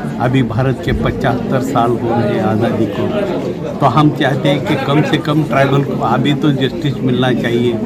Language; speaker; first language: Hindi; non-native, local second language; Marathi